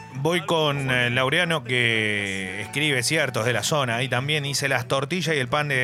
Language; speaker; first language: Spanish; native; Spanish